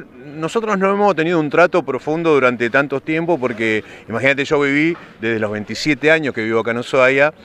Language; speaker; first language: Spanish; native; Spanish